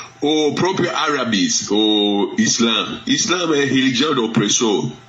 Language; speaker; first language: Portuguese; non-native, fluent; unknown